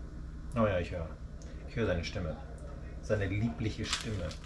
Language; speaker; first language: German; native; German